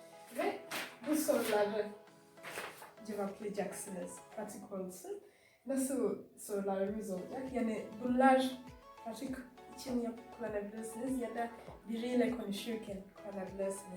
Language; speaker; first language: Turkish; non-native, fluent; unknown